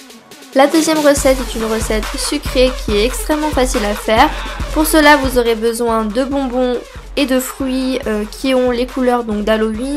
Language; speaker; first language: French; native; French